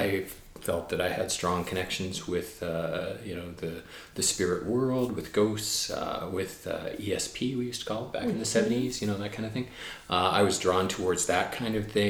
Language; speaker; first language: English; native; English